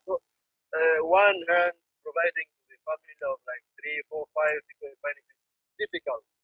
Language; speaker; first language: English; non-native, fluent; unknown